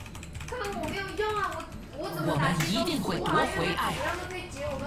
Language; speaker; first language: Chinese; native; Chinese